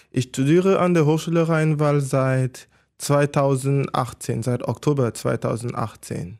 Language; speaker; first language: German; non-native, fluent; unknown